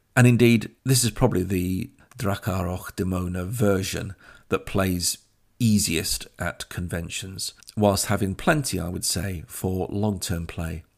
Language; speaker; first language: English; native; English